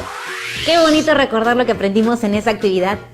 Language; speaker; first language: Spanish; native; Spanish